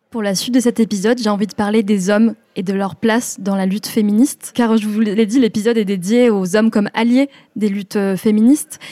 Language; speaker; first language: French; early bilingual, other home language; Arabic